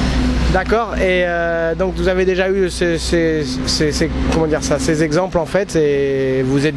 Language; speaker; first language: French; native; French